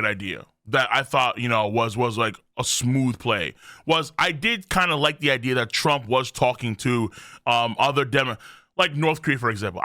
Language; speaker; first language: English; native; English